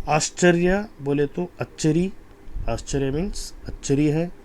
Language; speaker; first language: Urdu; non-native, local second language; Kannada